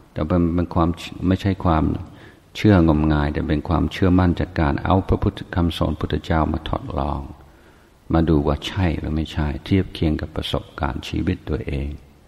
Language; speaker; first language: Thai; non-native, fluent; English